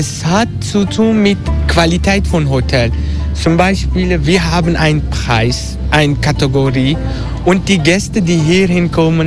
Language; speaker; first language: German; non-native, fluent; Turkish